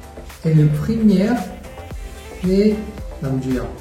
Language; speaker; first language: French; non-native, fluent; Korean